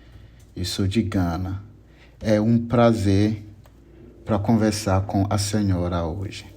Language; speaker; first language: Portuguese; non-native, learner; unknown